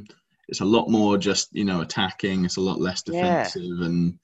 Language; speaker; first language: English; native; English